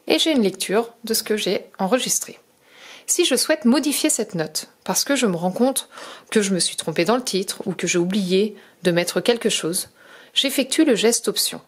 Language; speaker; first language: French; native; French